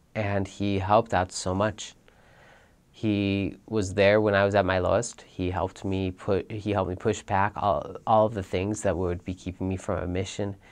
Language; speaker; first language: English; native; English